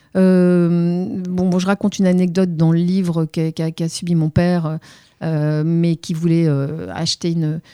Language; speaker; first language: French; native; French